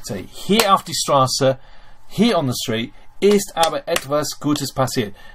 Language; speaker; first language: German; non-native, fluent; English